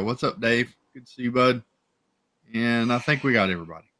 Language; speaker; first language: English; native; English